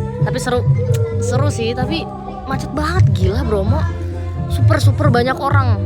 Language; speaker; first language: Indonesian; native; Indonesian